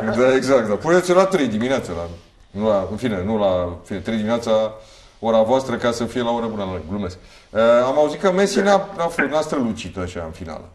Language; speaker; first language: Romanian; native; Romanian